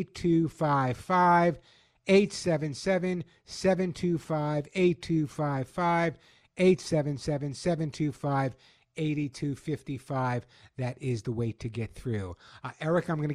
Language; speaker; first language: English; native; English